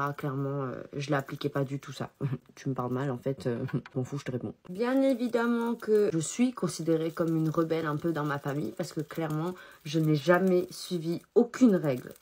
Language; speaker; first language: French; early bilingual, other home language; Chinese